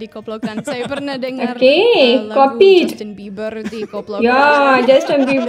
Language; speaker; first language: Indonesian; non-native, fluent; English